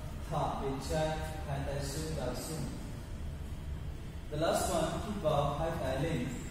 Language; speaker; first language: Vietnamese; non-native, learner; Bangla